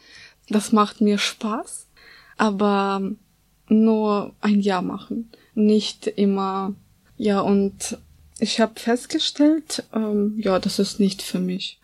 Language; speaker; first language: German; non-native, learner; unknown